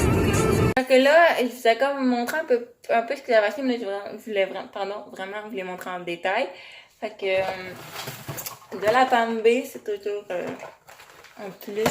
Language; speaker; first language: French; native; French